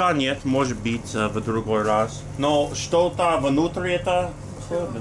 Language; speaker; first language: Russian; non-native, learner; English